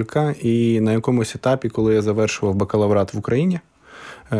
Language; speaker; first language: Ukrainian; native; Ukrainian